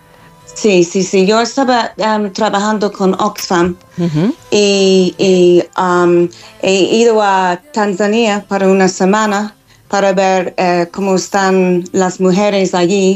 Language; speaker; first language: Spanish; non-native, fluent; English